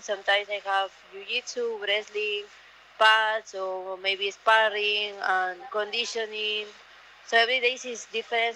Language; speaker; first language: English; non-native, learner; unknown